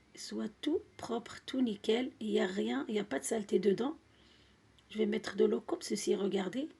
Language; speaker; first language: French; non-native, local second language; Arabic